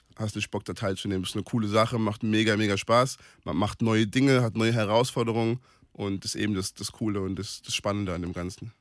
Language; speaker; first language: German; native; German